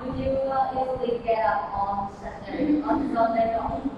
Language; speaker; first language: English; non-native, learner; Vietnamese